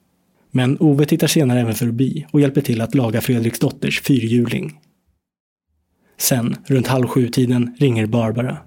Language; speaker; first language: Swedish; native; Swedish